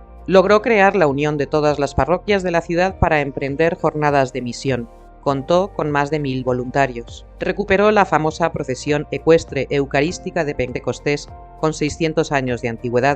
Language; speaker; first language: Spanish; native; Spanish